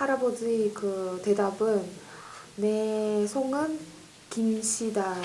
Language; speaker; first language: Korean; non-native, fluent; Russian